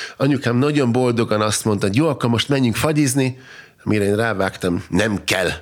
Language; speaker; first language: Hungarian; non-native, fluent; German